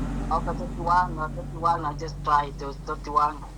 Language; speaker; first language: English; non-native, learner; Indonesian